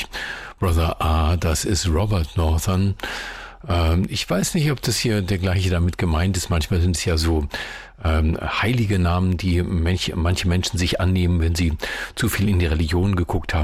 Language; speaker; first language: German; native; German